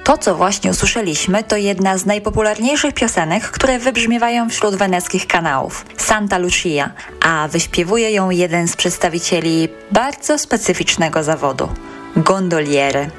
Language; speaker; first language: Polish; native; Polish